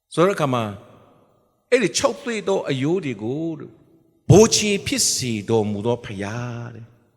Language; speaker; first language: Burmese; non-native, local second language; Kachin